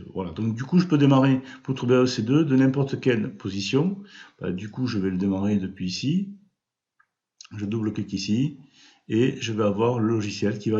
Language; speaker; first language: French; native; French